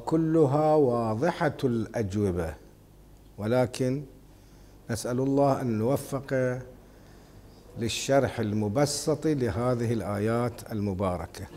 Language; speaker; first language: Arabic; native; Arabic